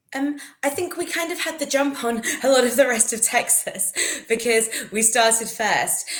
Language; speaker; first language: English; native; English